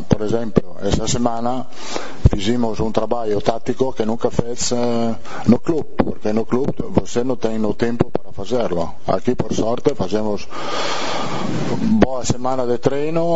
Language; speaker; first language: Portuguese; non-native, fluent; Italian